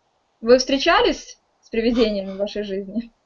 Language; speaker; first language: Russian; native; Russian